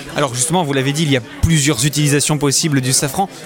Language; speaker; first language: French; native; French